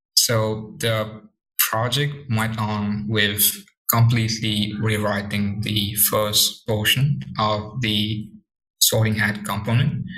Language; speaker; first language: English; non-native, fluent; Morisyen